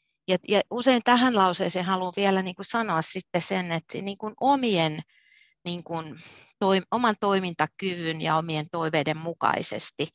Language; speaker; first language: Finnish; native; Finnish